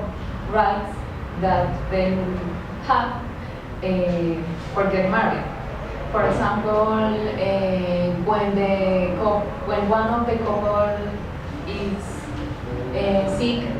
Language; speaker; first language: English; non-native, learner; Spanish